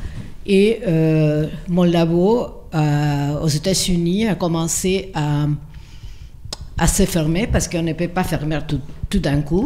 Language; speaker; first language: French; non-native, fluent; Spanish